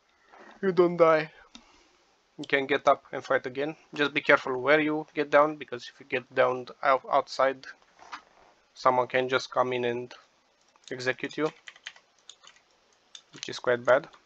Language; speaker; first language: English; non-native, fluent; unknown